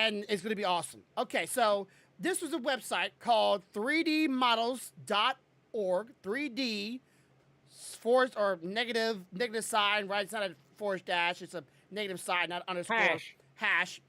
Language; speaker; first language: English; native; English